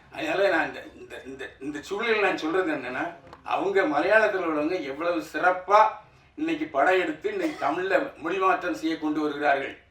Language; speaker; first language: Tamil; native; Tamil